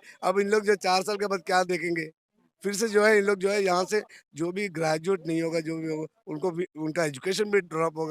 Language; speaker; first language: Hindi; native; Hindi